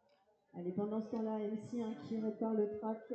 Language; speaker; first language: French; native; French